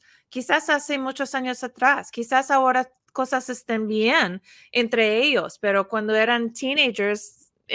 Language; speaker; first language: Spanish; non-native, fluent; English